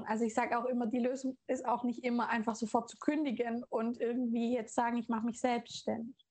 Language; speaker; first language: German; native; German